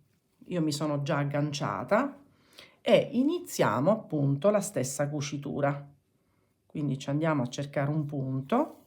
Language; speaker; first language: Italian; native; Italian